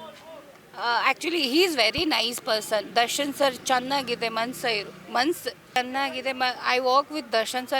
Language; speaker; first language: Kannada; non-native, learner; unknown